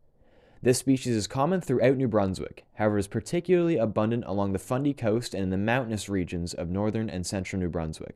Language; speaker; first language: English; native; English